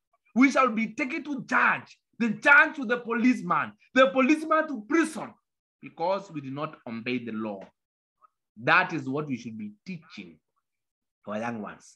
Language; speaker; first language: English; non-native, local second language; Kamba